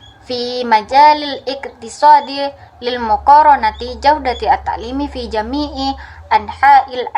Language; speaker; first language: Arabic; non-native, fluent; Indonesian